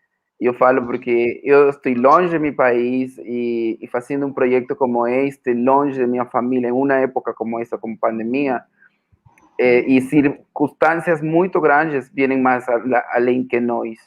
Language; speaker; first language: Portuguese; non-native, fluent; Spanish